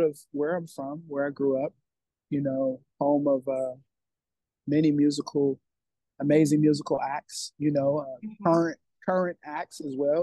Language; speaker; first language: English; native; English